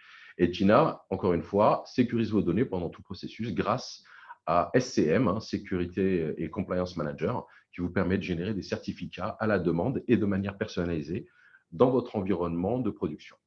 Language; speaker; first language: French; native; French